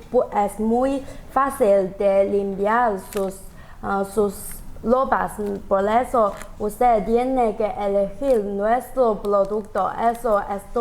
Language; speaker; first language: Spanish; non-native, learner; Chinese